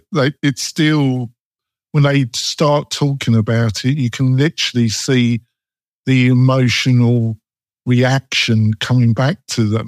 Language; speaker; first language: English; native; English